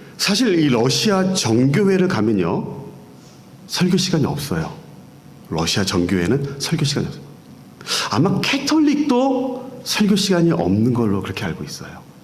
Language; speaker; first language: Korean; native; Korean